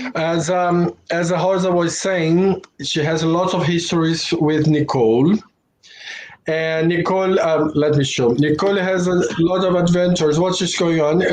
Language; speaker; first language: English; non-native, fluent; Portuguese